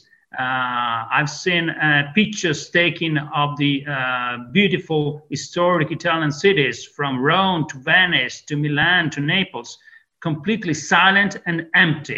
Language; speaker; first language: English; non-native, fluent; Italian